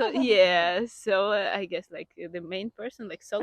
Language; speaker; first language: English; non-native, fluent; Ukrainian